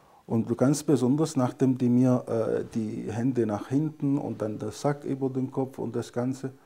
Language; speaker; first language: German; non-native, fluent; Arabic